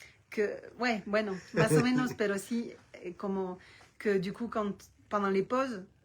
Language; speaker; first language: Spanish; non-native, learner; French